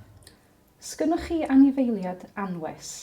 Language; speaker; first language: Welsh; native; Welsh